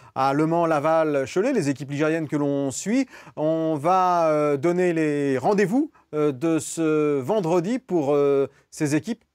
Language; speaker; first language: French; native; French